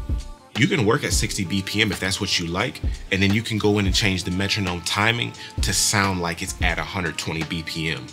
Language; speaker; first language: English; native; English